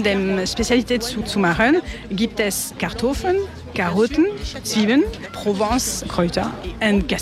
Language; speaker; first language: German; non-native, learner; French